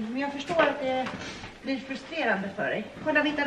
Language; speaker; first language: Swedish; native; Swedish